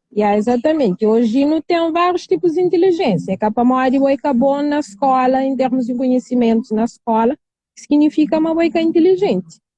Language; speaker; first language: Portuguese; non-native, local second language; Kabuverdianu